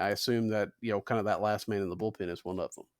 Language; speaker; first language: English; native; English